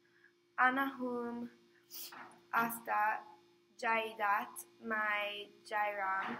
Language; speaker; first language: Arabic; non-native, learner; English